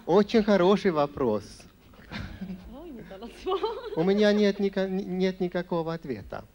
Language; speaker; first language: Russian; non-native, fluent; Swedish